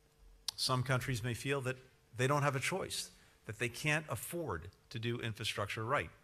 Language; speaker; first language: English; native; English